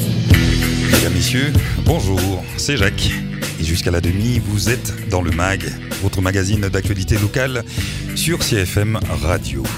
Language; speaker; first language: French; native; French